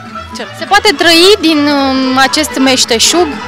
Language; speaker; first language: Romanian; native; Romanian